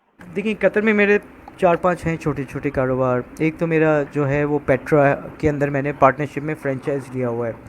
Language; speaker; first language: Urdu; native; Urdu